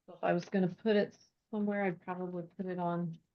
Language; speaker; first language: English; native; English